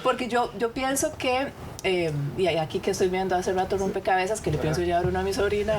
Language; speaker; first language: Spanish; native; Spanish